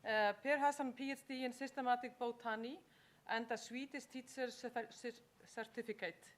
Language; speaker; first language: English; non-native, fluent; Icelandic